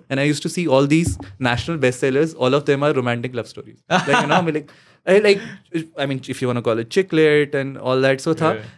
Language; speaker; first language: English; non-native, local second language; Punjabi